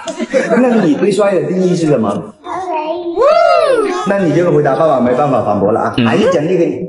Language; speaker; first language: Chinese; native; Chinese